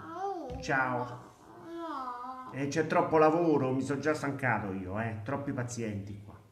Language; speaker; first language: Italian; native; Italian